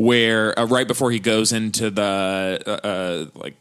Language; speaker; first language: English; native; English